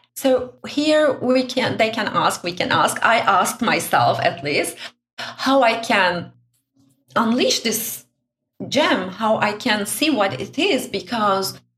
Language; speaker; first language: English; non-native, fluent; Turkish